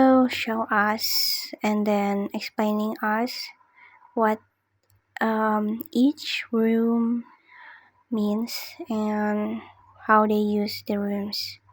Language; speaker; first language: English; non-native, learner; Indonesian